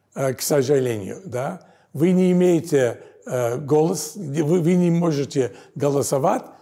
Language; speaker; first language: Russian; non-native, fluent; English